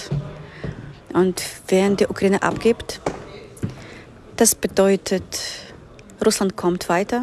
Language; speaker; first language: German; non-native, fluent; Ukrainian